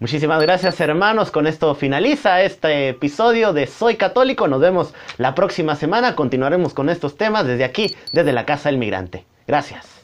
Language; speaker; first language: Spanish; native; Spanish